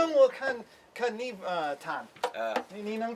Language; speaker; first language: Chinese; non-native, learner; English